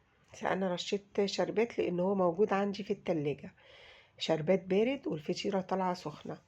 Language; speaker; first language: Arabic; native; Arabic